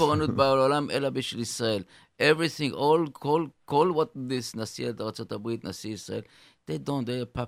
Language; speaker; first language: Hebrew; native; Hebrew